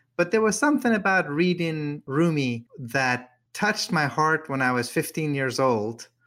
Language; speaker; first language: English; native; English